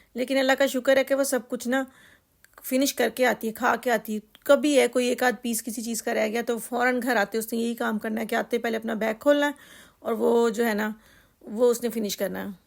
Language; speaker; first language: Urdu; native; Urdu